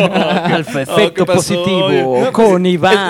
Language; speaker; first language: Spanish; native; Spanish